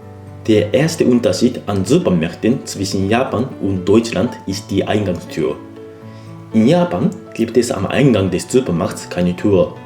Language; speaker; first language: German; non-native, fluent; Japanese